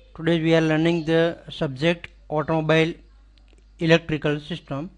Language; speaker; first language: English; non-native, local second language; Gujarati